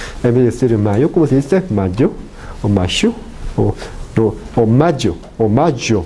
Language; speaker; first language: Spanish; non-native, fluent; Korean